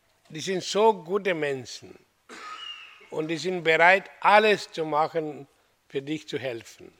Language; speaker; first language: German; non-native, learner; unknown